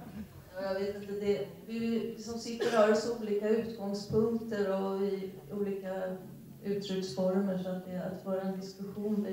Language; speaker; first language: Swedish; native; Swedish